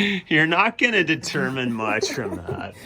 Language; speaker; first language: English; native; English